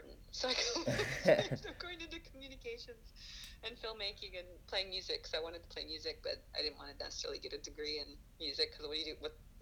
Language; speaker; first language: English; native; English